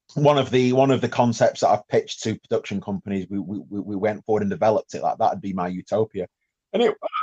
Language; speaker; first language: English; native; English